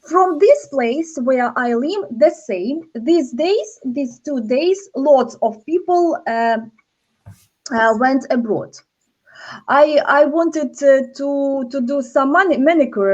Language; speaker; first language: English; non-native, learner; Ukrainian